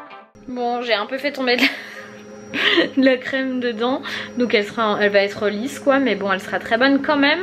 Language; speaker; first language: French; native; French